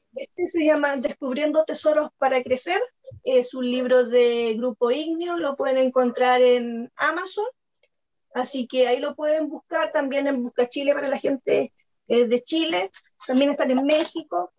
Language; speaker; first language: Spanish; native; Spanish